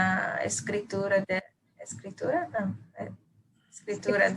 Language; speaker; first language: Portuguese; non-native, fluent; Hebrew